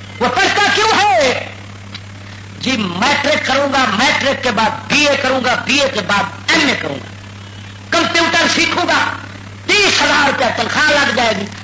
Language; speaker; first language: Urdu; native; Urdu